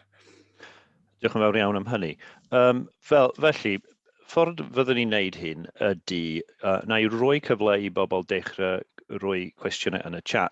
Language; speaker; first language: Welsh; native; Welsh